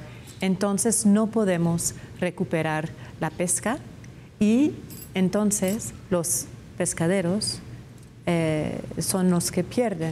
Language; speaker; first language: Spanish; non-native, fluent; English